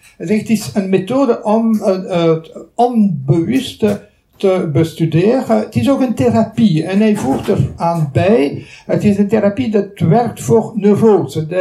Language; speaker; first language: Dutch; non-native, local second language; French